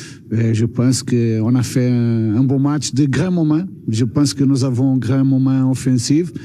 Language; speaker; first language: French; non-native, learner; Portuguese